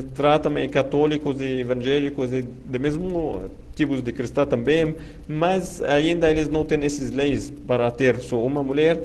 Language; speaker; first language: Portuguese; non-native, fluent; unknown